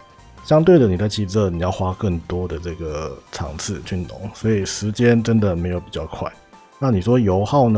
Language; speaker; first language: Chinese; native; Chinese